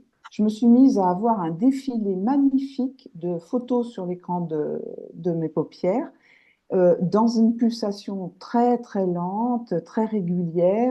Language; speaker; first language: French; native; French